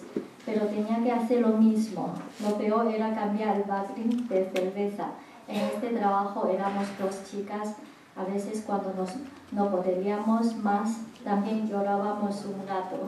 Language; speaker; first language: Spanish; non-native, learner; Chinese